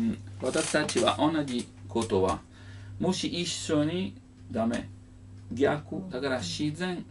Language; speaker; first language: Japanese; non-native, learner; Italian